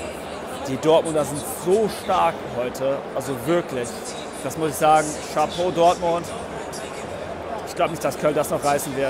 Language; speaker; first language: German; native; German